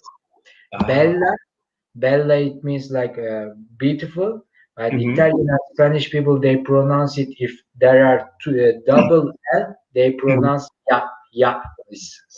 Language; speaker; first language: English; non-native, fluent; Turkish